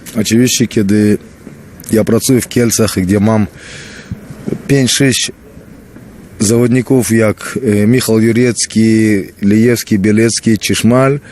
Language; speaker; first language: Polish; non-native, fluent; Russian